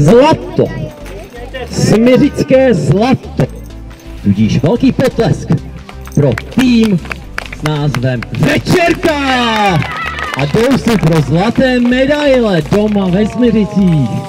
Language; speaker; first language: Czech; native; Czech